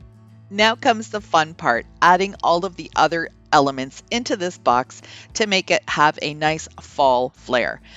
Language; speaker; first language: English; native; English